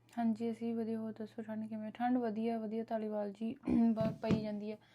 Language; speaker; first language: Hindi; non-native, local second language; Punjabi